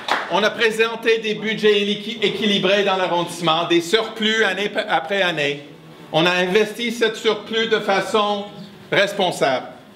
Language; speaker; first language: French; non-native, fluent; English